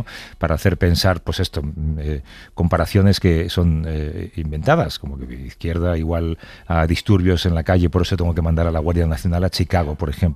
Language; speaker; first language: Spanish; native; Spanish